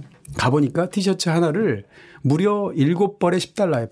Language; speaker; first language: Korean; native; Korean